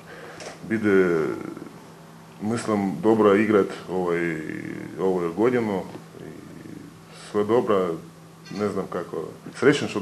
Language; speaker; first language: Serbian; non-native, learner; Russian